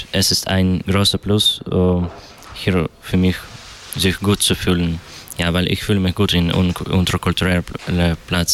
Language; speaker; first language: German; non-native, learner; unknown